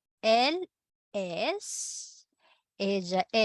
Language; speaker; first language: Spanish; non-native, fluent; Filipino